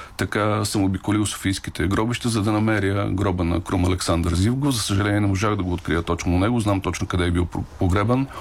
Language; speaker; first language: Bulgarian; native; Bulgarian